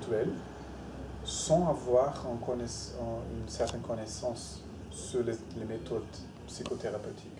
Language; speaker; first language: French; non-native, fluent; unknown